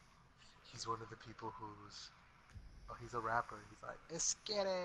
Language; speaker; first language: English; native; English